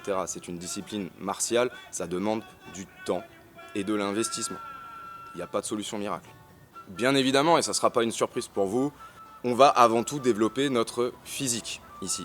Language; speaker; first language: French; native; French